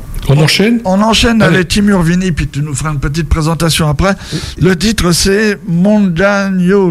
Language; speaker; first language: French; native; French